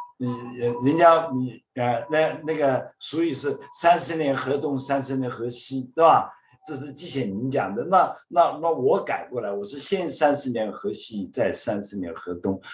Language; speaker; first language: Chinese; native; Chinese